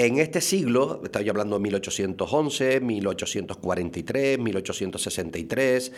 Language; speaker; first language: Spanish; native; Spanish